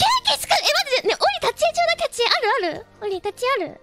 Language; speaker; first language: Japanese; native; Japanese